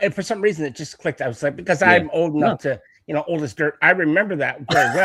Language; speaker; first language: English; native; English